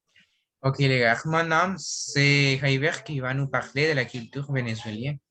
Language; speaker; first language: French; non-native, learner; Spanish